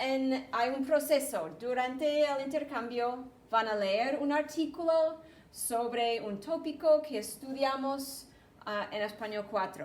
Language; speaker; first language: Spanish; non-native, fluent; English